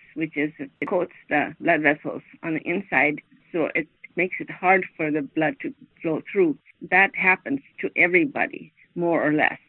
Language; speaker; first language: English; non-native, fluent; Swedish